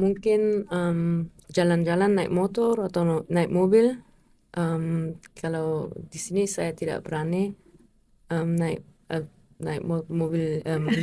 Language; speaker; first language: Indonesian; non-native, learner; German